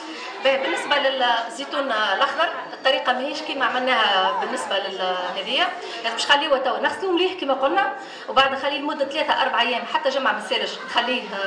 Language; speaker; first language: Arabic; native; Arabic